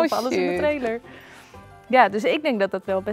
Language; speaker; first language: Dutch; native; Dutch